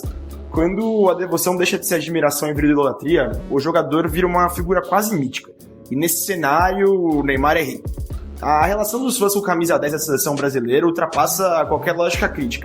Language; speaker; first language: Portuguese; native; Portuguese